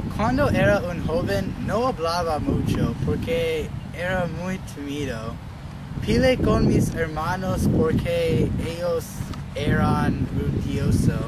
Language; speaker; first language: Spanish; non-native, learner; English